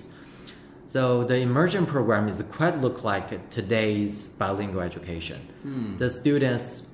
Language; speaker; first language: English; non-native, fluent; Chinese